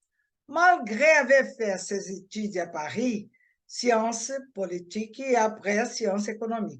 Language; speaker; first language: French; non-native, learner; Portuguese